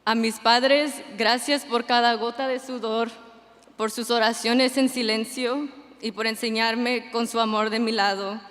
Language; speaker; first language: Spanish; early bilingual, heritage; Spanish